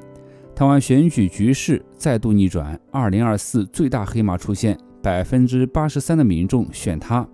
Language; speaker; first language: Chinese; native; Chinese